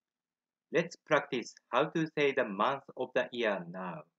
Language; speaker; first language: English; non-native, fluent; Japanese